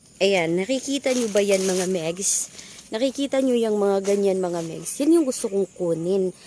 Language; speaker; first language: Filipino; non-native, local second language; Cebuano